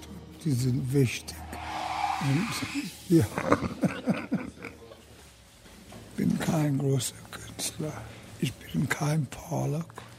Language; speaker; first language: German; early bilingual, heritage; German